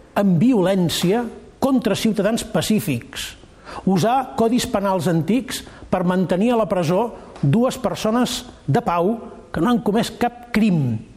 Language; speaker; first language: Catalan; native; Catalan